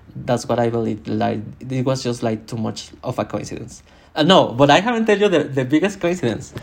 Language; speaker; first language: English; non-native, fluent; Spanish